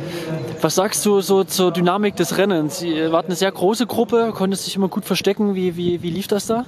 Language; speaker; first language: German; native; German